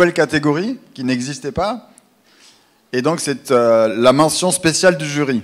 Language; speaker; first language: French; native; French